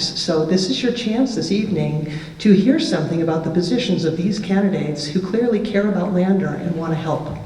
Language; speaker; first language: English; native; English